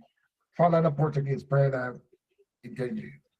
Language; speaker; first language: Portuguese; non-native, learner; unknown